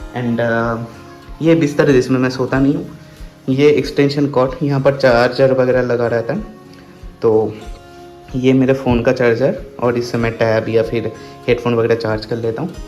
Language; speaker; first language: Hindi; non-native, local second language; Bangla